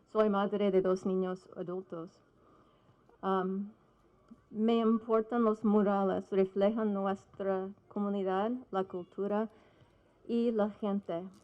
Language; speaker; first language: Spanish; non-native, fluent; English